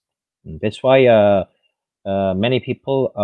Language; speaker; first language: English; non-native, fluent; French